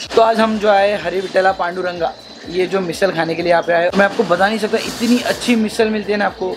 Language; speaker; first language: Hindi; non-native, local second language; Marathi